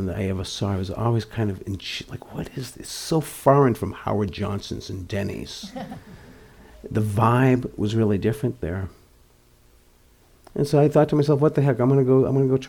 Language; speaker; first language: English; native; English